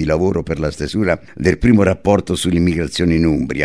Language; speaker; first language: Italian; native; Italian